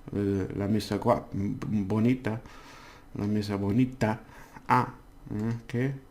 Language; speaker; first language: Spanish; non-native, learner; English